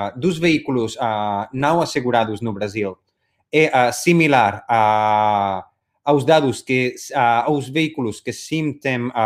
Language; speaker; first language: Portuguese; non-native, learner; Spanish